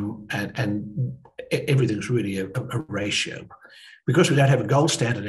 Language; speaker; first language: English; native; English